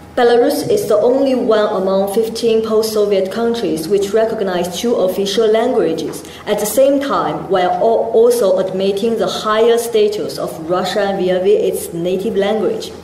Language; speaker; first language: English; non-native, fluent; Chinese